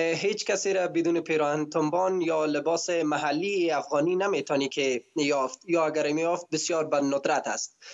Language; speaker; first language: Persian; native; Persian